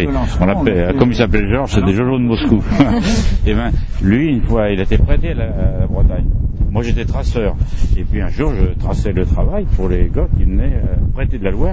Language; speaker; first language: French; native; French